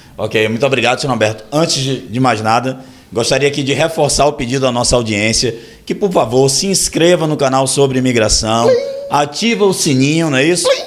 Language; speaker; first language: Portuguese; native; Portuguese